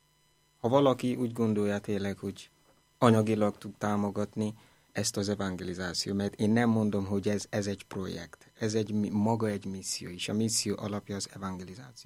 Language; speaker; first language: Hungarian; non-native, fluent; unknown